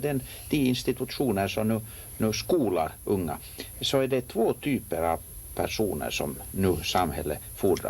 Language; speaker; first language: Swedish; non-native, local second language; Finnish